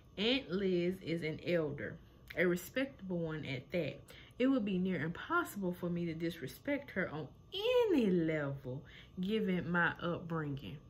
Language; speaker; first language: English; native; English